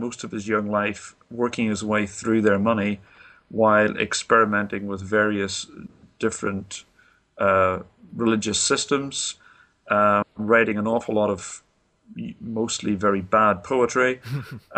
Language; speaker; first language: English; native; English